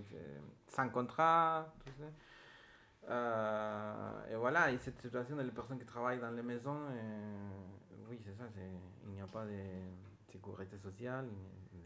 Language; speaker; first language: French; non-native, learner; Spanish